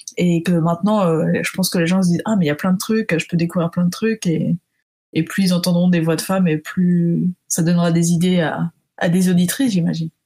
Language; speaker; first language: French; native; French